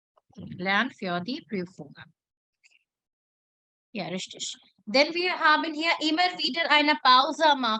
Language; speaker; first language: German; non-native, fluent; Hindi